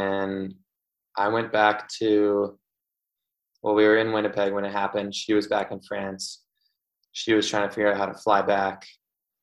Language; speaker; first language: English; native; English